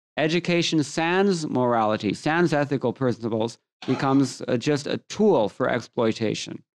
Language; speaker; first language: English; native; English